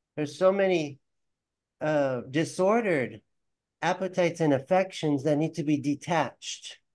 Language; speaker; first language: English; native; English